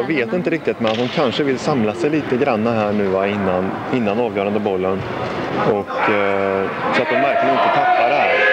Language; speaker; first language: Swedish; native; Swedish